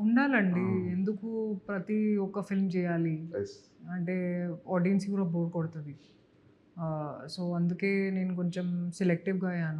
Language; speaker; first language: Telugu; non-native, fluent; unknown